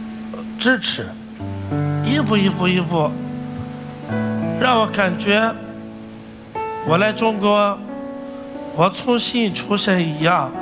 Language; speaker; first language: Chinese; non-native, fluent; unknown